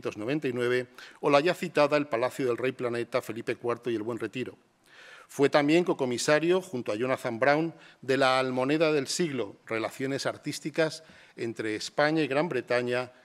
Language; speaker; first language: Spanish; native; Spanish